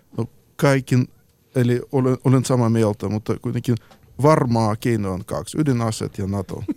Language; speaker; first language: Finnish; non-native, fluent; Ukrainian